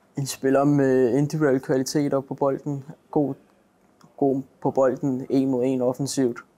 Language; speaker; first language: Danish; native; Danish